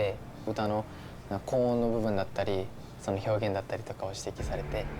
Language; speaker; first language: Japanese; native; Japanese